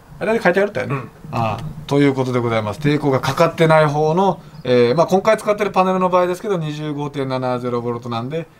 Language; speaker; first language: Japanese; native; Japanese